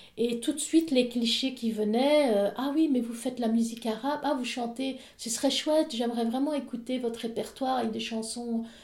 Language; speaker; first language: French; native; French